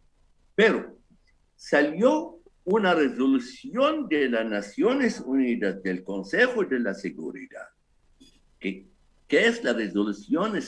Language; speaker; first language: Spanish; non-native, fluent; Arabic